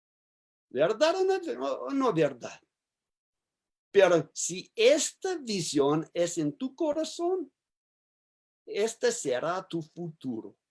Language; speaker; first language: Spanish; non-native, learner; English